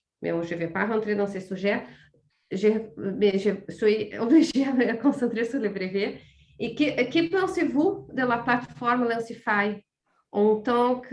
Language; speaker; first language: French; non-native, fluent; Portuguese